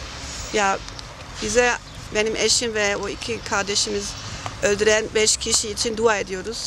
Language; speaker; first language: Turkish; non-native, fluent; German